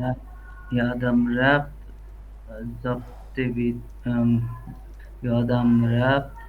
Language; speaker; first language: Persian; non-native, learner; Urdu